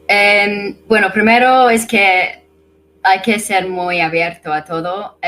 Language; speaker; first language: Spanish; non-native, fluent; English